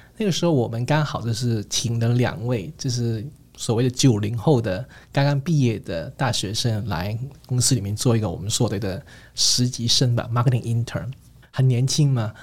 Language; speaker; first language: Chinese; non-native, local second language; Cantonese